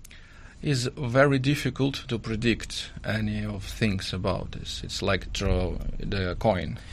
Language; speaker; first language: English; non-native, learner; Russian